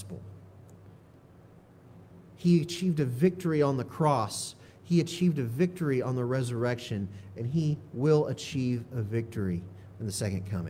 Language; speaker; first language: English; native; English